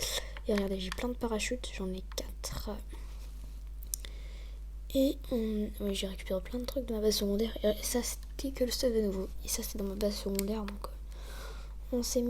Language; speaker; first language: French; native; French